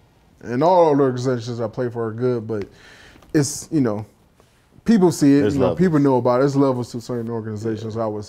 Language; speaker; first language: English; native; English